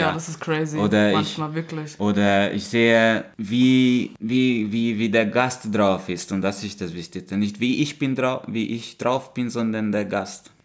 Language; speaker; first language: German; non-native, fluent; Hungarian